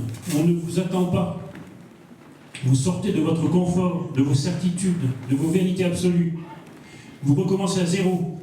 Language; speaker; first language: French; native; French